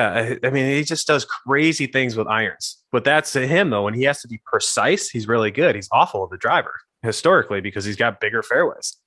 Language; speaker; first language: English; native; English